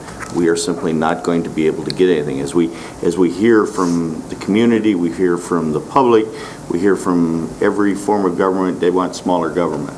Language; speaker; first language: English; native; English